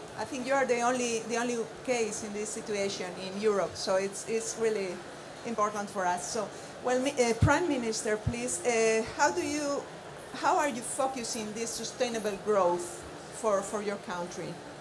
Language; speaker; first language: English; non-native, fluent; Spanish